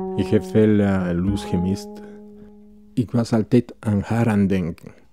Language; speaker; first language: Dutch; non-native, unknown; Spanish